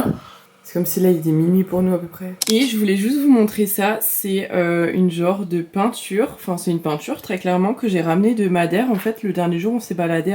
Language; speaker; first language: French; native; French